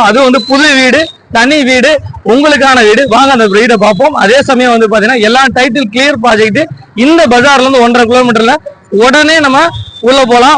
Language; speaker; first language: Tamil; native; Tamil